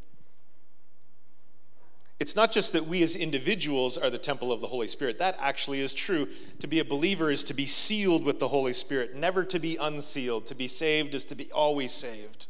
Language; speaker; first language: English; native; English